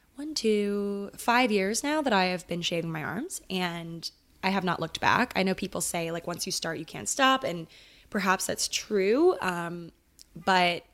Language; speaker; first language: English; early bilingual, other home language; Italian